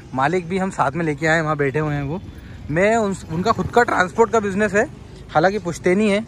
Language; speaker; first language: Hindi; native; Hindi